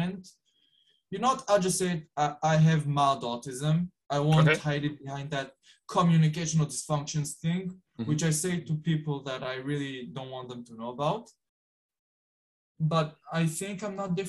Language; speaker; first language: English; non-native, fluent; Hebrew